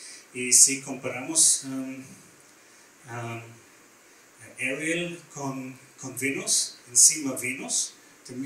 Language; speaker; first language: Portuguese; non-native, learner; German